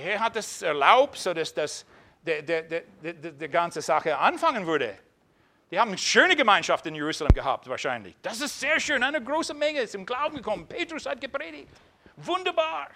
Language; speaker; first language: German; non-native, fluent; English